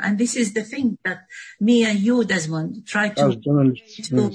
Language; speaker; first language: English; non-native, fluent; Arabic